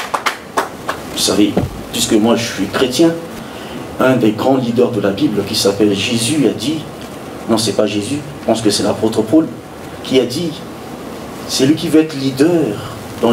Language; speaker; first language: French; non-native, local second language; Sango